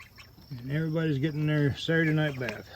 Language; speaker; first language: English; native; English